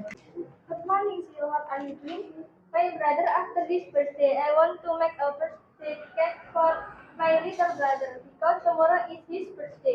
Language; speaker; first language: English; non-native, learner; Indonesian